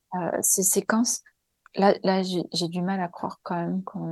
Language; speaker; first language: French; native; French